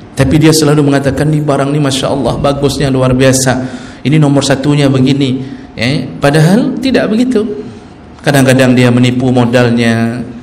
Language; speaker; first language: Malay; non-native, local second language; Achinese